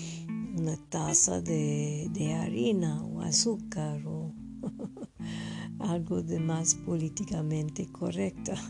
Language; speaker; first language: Spanish; non-native, fluent; French